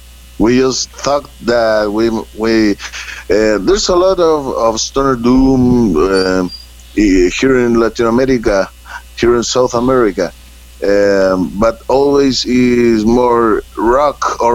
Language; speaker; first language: English; non-native, fluent; Spanish